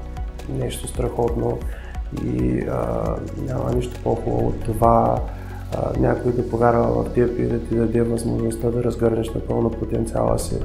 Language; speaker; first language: Bulgarian; native; Bulgarian